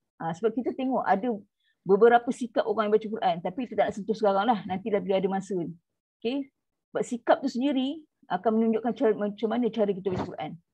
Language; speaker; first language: Malay; native; Malay